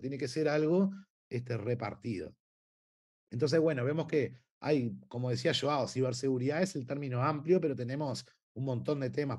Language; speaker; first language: Spanish; native; Spanish